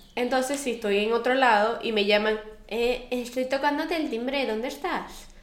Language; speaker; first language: Spanish; native; Spanish